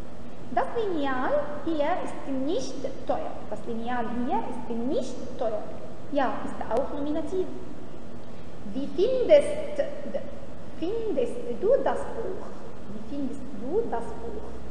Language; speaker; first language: German; non-native, fluent; Arabic